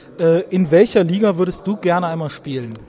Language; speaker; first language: German; native; German